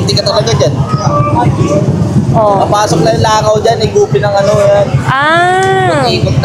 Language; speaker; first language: Filipino; native; Filipino